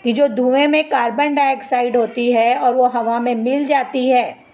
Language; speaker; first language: Hindi; non-native, local second language; Marathi